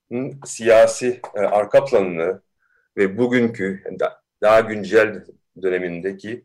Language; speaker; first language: Turkish; early bilingual, heritage; Turkish